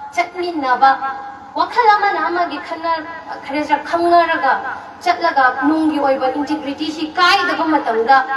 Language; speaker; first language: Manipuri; non-native, local second language; Tangkhul Naga (India)